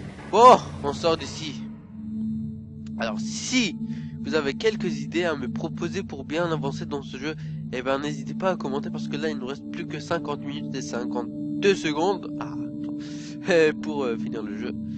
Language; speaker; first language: French; native; French